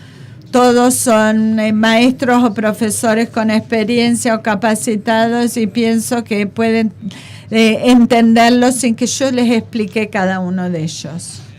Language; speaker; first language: Spanish; non-native, fluent; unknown